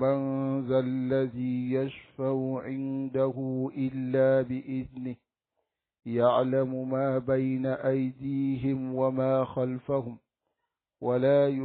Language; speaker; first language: Arabic; non-native, fluent; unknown